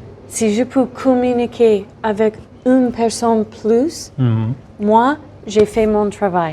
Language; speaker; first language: French; non-native, fluent; English